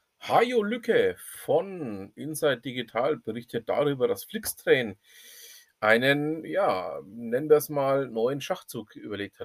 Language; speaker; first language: German; native; German